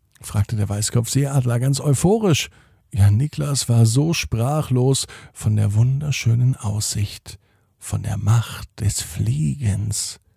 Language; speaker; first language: German; native; German